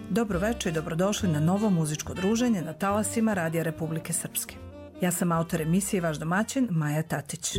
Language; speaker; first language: Croatian; native; Croatian